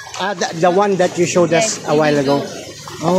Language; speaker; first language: English; non-native, local second language; Filipino